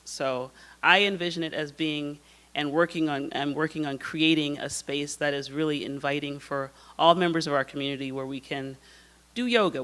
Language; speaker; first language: English; native; English